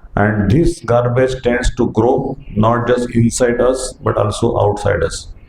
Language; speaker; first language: English; non-native, local second language; Hindi